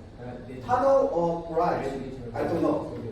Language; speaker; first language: English; non-native, fluent; Chinese